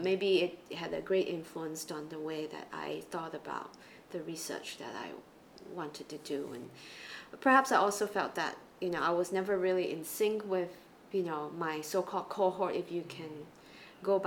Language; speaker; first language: English; non-native, local second language; Chinese